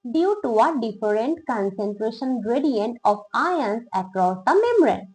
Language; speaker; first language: English; non-native, local second language; Bangla